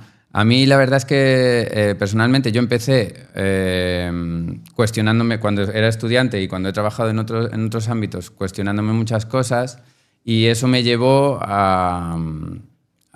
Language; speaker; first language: Spanish; native; Spanish